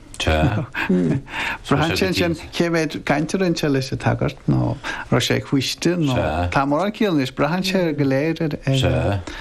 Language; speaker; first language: Irish; native; Irish